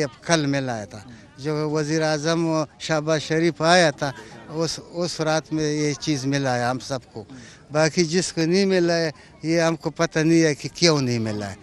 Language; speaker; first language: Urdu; non-native, local second language; Pashto